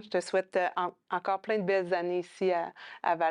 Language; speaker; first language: French; native; French